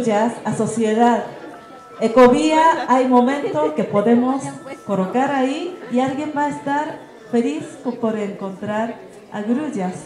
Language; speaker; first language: Spanish; non-native, learner; Japanese